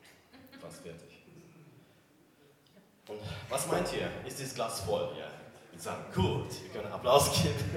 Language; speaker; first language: German; non-native, fluent; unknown